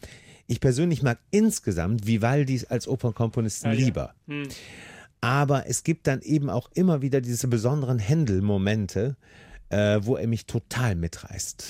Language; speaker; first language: German; native; German